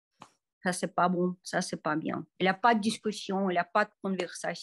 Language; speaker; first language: French; non-native, fluent; Russian